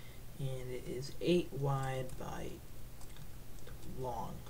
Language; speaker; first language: English; native; English